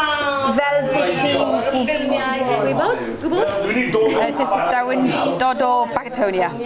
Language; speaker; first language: Welsh; non-native, learner; English